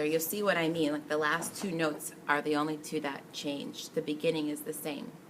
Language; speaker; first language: English; native; English